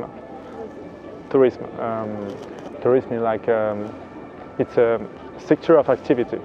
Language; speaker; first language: English; non-native, fluent; French